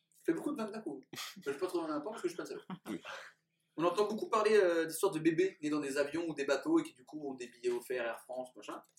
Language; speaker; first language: French; native; French